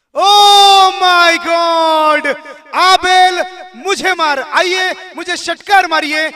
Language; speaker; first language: Hindi; non-native, local second language; Marathi